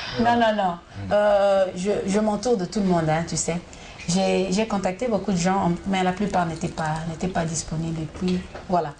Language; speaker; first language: French; non-native, local second language; Lingala